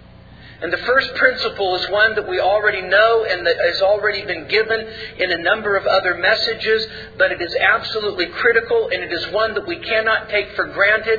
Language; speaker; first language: English; native; English